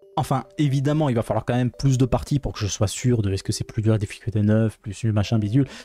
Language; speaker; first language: French; native; French